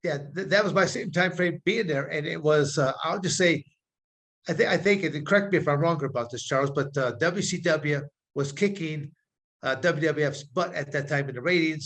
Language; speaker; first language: English; native; English